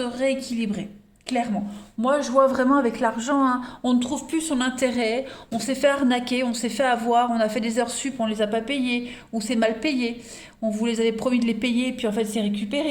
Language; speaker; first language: French; native; French